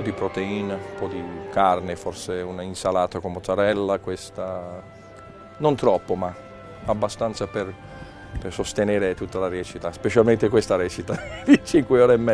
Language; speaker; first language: Italian; non-native, learner; English